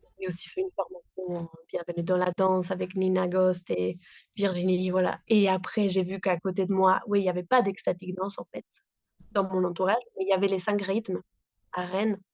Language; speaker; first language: French; non-native, fluent; Spanish